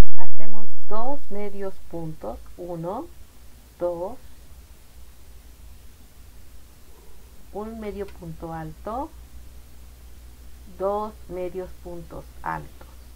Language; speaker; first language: Spanish; native; Spanish